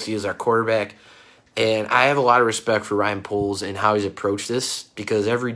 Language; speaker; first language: English; native; English